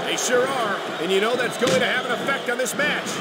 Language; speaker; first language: English; native; English